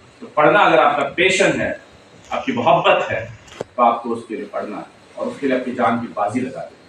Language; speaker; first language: Urdu; non-native, local second language; Konkani